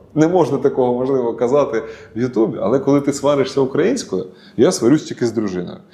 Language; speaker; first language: Ukrainian; non-native, local second language; Russian